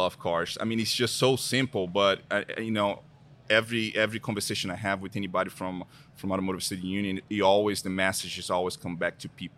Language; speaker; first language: English; non-native, fluent; Portuguese